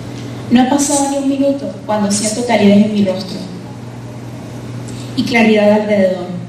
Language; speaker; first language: Spanish; native; Spanish